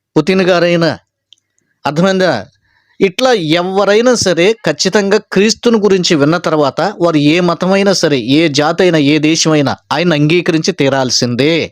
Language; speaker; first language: Telugu; native; Telugu